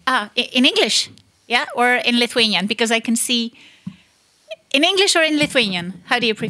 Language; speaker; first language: English; non-native, fluent; Lithuanian